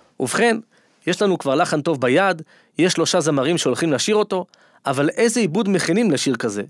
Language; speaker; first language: Hebrew; native; Hebrew